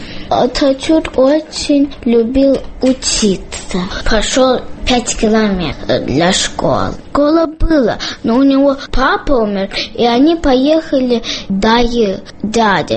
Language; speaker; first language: Russian; early bilingual, other home language; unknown